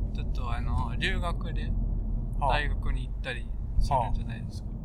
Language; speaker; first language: Japanese; non-native, fluent; Dutch